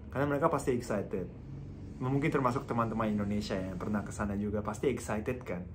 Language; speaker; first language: Indonesian; non-native, fluent; Japanese